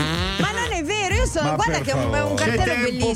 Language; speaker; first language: Italian; native; Italian